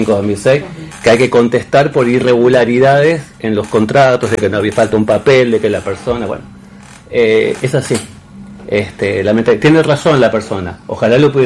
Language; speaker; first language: Spanish; native; Spanish